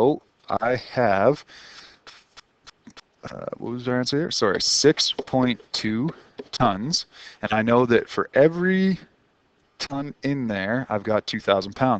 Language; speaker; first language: English; native; English